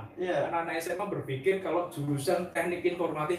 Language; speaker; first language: Indonesian; native; Indonesian